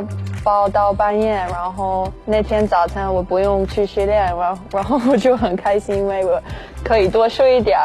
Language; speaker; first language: Chinese; early bilingual, heritage; Chinese